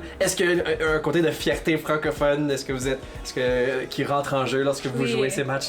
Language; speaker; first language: French; native; French